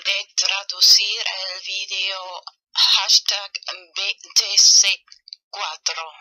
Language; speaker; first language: Spanish; non-native, fluent; German